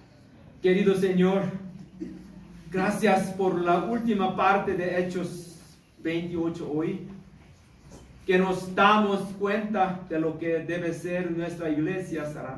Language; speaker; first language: Spanish; non-native, learner; Korean